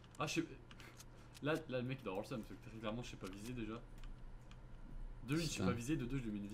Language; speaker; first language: French; native; French